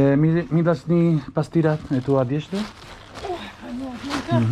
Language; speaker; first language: Russian; non-native, learner; Spanish